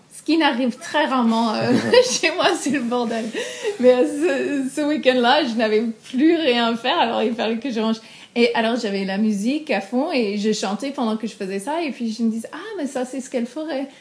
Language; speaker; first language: French; non-native, fluent; English